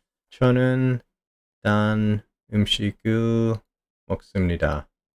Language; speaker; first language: Korean; non-native, learner; English